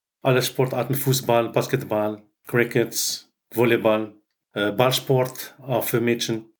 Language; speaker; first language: German; non-native, fluent; Arabic